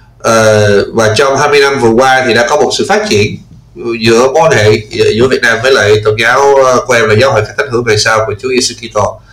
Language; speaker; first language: Vietnamese; non-native, fluent; English